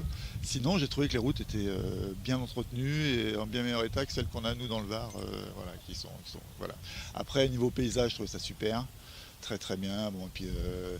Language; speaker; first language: French; native; French